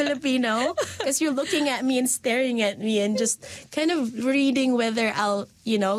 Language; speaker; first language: English; non-native, local second language; Filipino